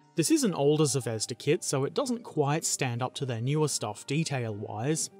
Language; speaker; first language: English; native; English